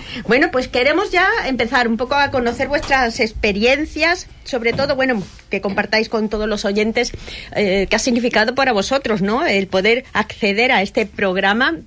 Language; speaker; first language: Spanish; native; Spanish